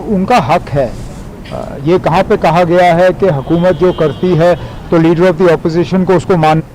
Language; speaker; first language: Hindi; non-native, local second language; Kashmiri